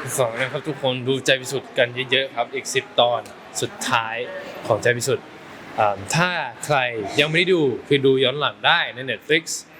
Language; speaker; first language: Thai; early bilingual, heritage; Thai